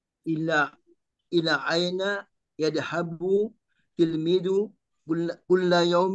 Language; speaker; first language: Arabic; non-native, learner; Indonesian